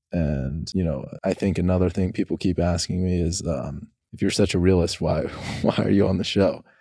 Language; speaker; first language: English; native; English